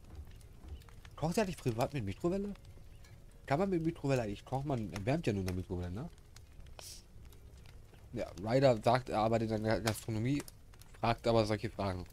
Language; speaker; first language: German; native; German